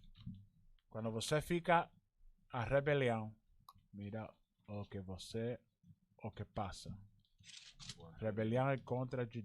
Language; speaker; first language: Portuguese; non-native, learner; English